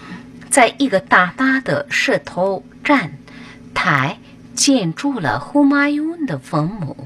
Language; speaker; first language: Chinese; non-native, learner; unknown